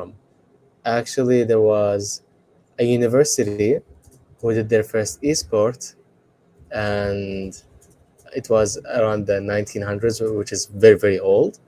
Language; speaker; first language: English; non-native, fluent; Arabic